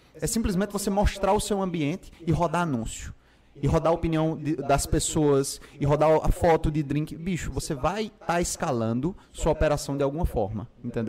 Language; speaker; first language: Portuguese; native; Portuguese